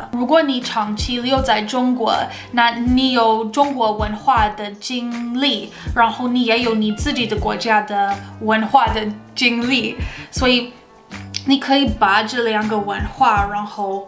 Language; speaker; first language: Chinese; non-native, fluent; English